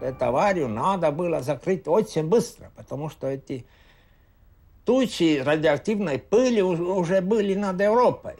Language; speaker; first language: Russian; native; Russian